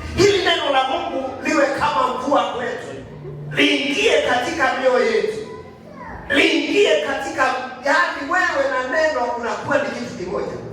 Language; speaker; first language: Swahili; non-native, local second language; Kikuyu